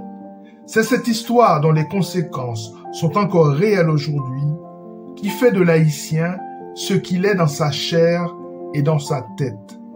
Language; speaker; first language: French; non-native, local second language; Haitian Creole